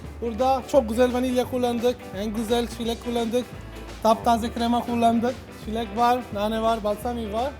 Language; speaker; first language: Turkish; non-native, learner; Italian